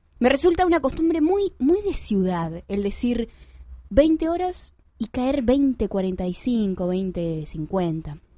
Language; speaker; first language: Spanish; native; Spanish